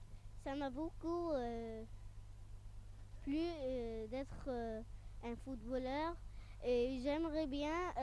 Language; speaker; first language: French; non-native, fluent; Arabic